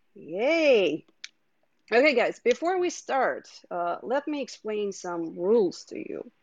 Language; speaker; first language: English; non-native, fluent; Russian